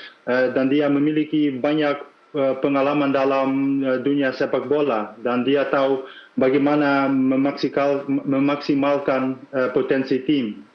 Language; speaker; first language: Indonesian; non-native, fluent; Dutch